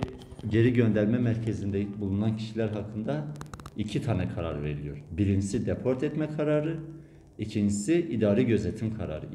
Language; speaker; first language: Turkish; native; Turkish